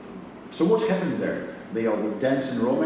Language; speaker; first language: English; non-native, fluent; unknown